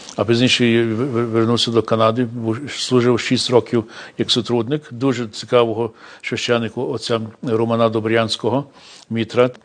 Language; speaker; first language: Ukrainian; early bilingual, heritage; Ukrainian